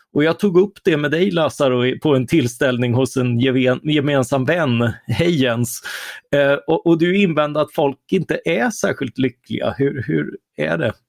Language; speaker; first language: Swedish; native; Swedish